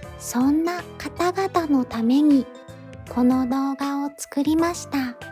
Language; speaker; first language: Japanese; native; Japanese